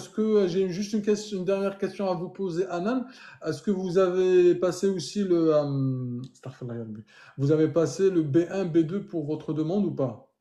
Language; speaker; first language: French; native; French